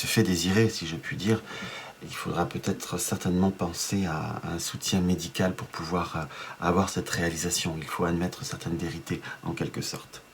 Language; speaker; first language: French; native; French